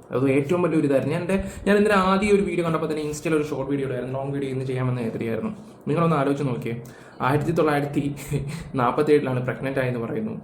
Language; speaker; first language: Malayalam; native; Malayalam